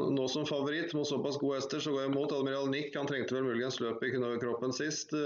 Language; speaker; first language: Norwegian; native; Norwegian